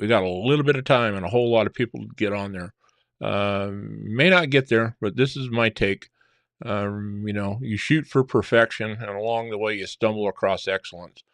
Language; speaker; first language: English; native; English